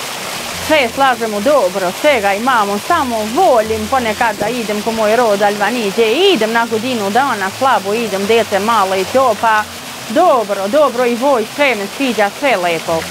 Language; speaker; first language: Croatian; non-native, learner; Albanian